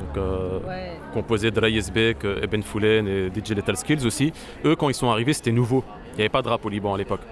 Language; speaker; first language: French; non-native, local second language; Arabic